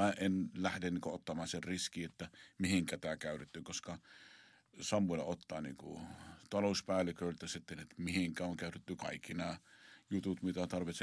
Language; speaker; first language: Finnish; non-native, fluent; Arabic